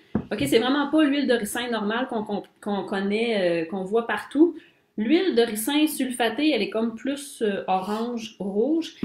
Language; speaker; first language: French; native; French